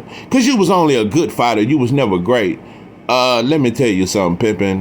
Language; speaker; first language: English; native; English